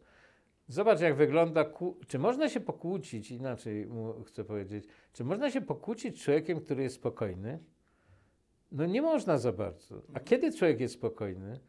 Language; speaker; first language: Polish; native; Polish